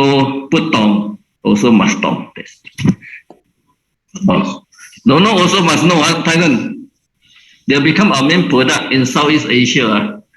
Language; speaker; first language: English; non-native, local second language; Chinese